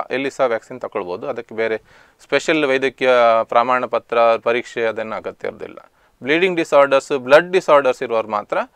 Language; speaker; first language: Kannada; native; Kannada